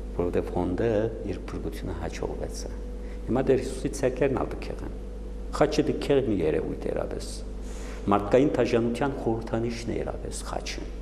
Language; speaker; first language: Armenian; native; Armenian